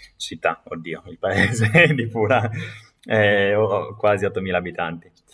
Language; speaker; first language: Italian; non-native, local second language; Sardinian